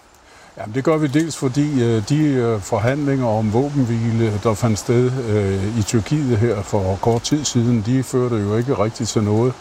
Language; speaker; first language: Danish; native; Danish